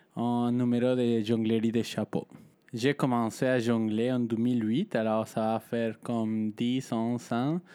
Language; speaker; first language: French; non-native, fluent; Spanish